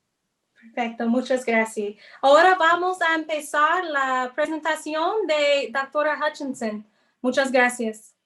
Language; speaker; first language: Spanish; non-native, fluent; English